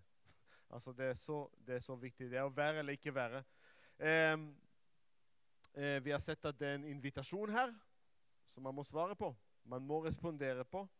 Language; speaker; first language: Norwegian; non-native, fluent; Hebrew